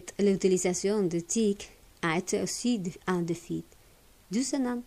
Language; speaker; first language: French; non-native, learner; Spanish